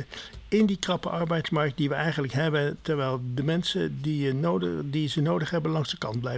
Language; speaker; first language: Dutch; native; Dutch